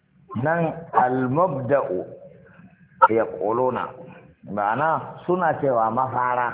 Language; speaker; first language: Arabic; non-native, fluent; Hausa